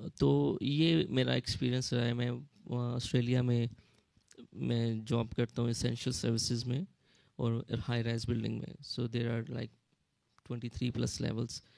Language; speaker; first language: Urdu; early bilingual, heritage; Urdu